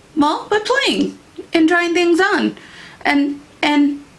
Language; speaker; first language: English; native; English